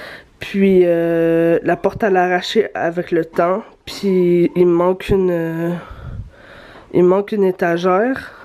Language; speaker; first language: French; native; French